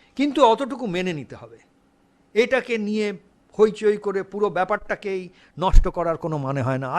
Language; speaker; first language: Bangla; early bilingual, heritage; Bangla